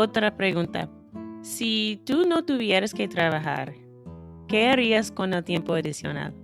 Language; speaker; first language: Spanish; non-native, fluent; English